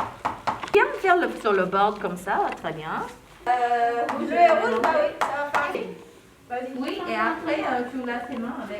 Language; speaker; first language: French; non-native, fluent; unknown